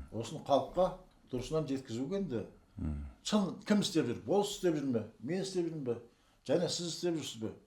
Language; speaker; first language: Kazakh; early bilingual, heritage; Kazakh